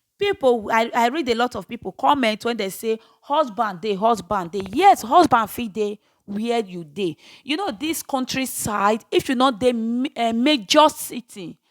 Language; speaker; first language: Nigerian Pidgin; native; Nigerian Pidgin